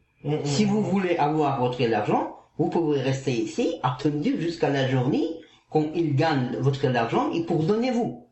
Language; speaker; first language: French; non-native, learner; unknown